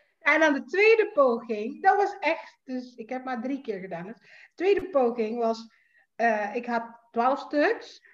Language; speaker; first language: Dutch; non-native, fluent; Indonesian